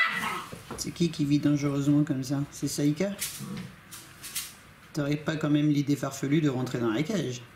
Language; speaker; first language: French; native; French